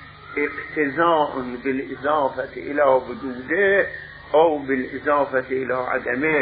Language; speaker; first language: Arabic; non-native, fluent; Persian